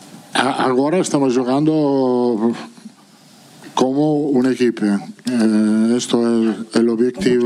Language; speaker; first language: Portuguese; non-native, fluent; Italian